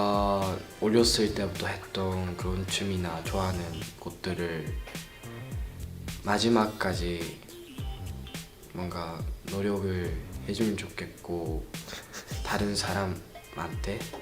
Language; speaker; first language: Korean; non-native, learner; Japanese